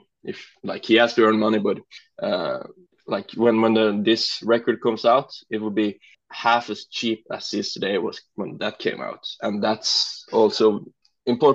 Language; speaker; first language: English; non-native, fluent; Norwegian